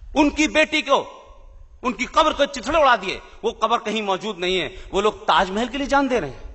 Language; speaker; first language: Hindi; native; Hindi